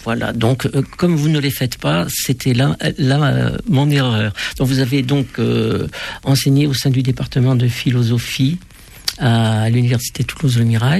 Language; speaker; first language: French; native; French